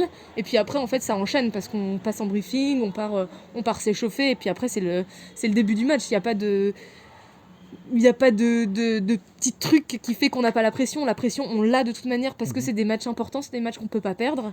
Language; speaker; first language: French; native; French